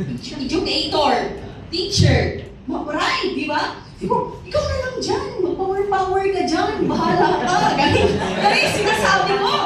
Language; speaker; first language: Filipino; non-native, local second language; Masbatenyo